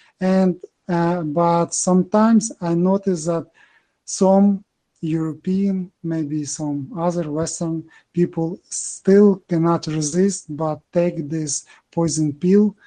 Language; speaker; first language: English; non-native, learner; Ukrainian